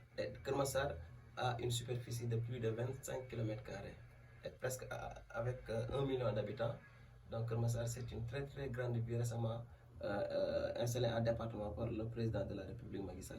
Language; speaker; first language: French; native; French